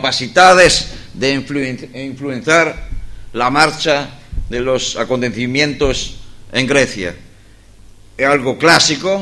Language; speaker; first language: Spanish; non-native, fluent; Greek